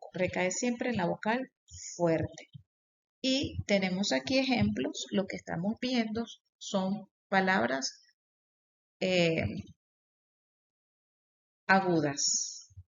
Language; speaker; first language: Spanish; native; Spanish